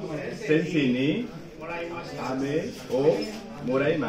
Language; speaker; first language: Japanese; non-native, learner; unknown